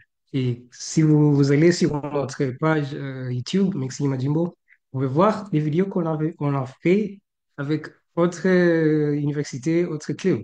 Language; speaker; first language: French; non-native, fluent; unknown